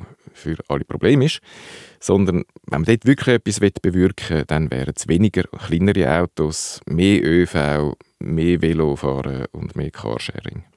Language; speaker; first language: German; native; German